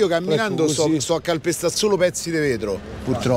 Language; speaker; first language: Italian; native; Italian